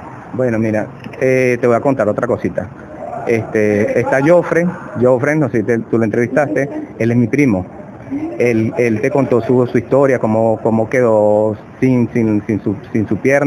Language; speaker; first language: Spanish; native; Spanish